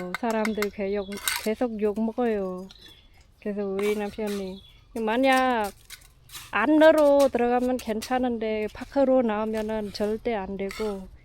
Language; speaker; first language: Korean; non-native, fluent; Khmer